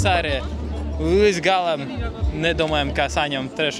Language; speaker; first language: Latvian; non-native, local second language; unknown